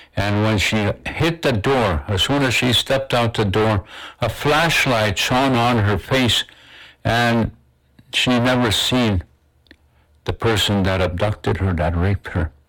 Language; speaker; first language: English; non-native, local second language; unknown